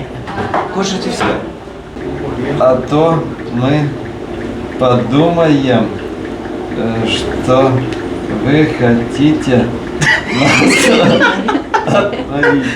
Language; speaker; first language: Russian; native; Russian